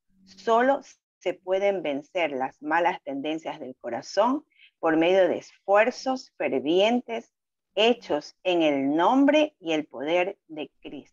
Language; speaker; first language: Spanish; native; Spanish